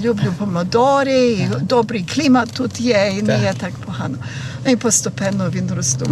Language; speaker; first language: Ukrainian; early bilingual, heritage; Ukrainian